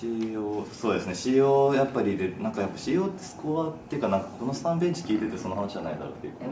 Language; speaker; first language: Japanese; native; Japanese